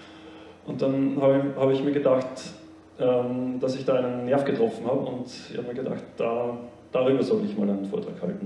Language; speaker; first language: German; native; German